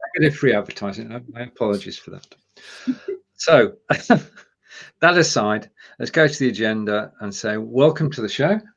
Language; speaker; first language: English; native; English